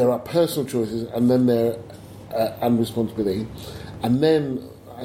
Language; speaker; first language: English; native; English